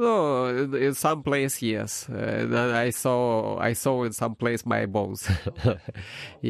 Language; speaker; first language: English; non-native, learner; Ukrainian